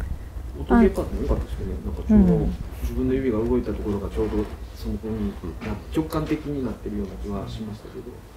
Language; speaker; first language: Japanese; native; Japanese